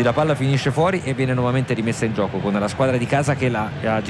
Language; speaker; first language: Italian; native; Italian